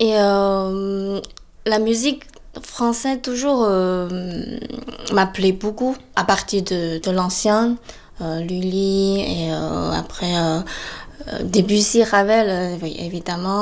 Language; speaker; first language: French; non-native, fluent; Chinese